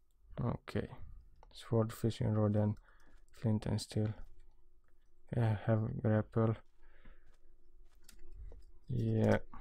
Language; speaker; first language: English; non-native, learner; Romanian